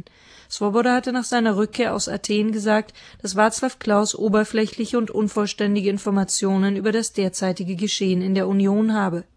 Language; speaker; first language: German; native; German